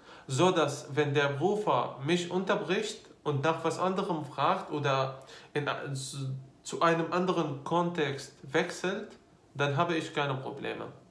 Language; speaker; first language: German; non-native, fluent; Arabic